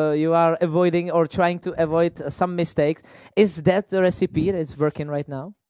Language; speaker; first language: English; non-native, fluent; Czech